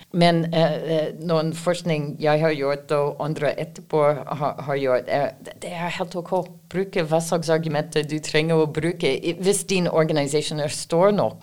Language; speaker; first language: Norwegian; non-native, fluent; English